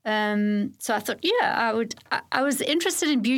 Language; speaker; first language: English; native; English